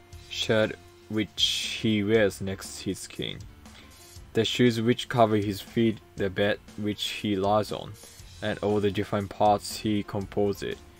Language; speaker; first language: English; non-native, fluent; Japanese